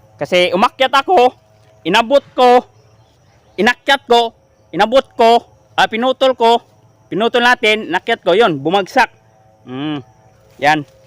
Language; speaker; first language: Filipino; non-native, local second language; Cebuano